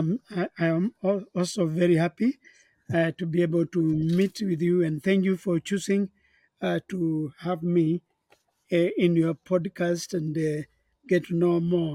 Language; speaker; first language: English; non-native, local second language; Kamba